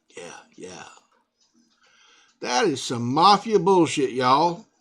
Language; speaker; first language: English; native; English